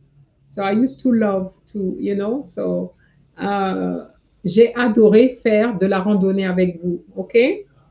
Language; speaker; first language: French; non-native, fluent; English